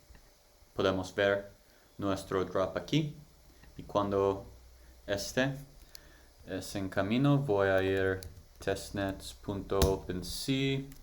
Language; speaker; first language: Spanish; non-native, learner; English